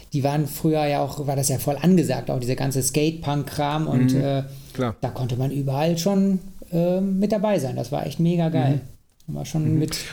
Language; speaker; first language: German; native; German